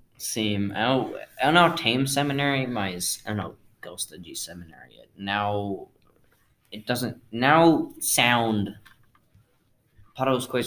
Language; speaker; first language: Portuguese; non-native, learner; English